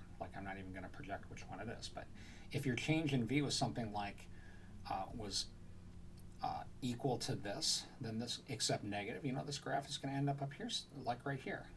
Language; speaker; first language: English; native; English